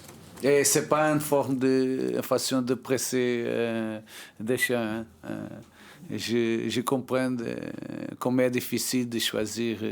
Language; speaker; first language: French; non-native, learner; Portuguese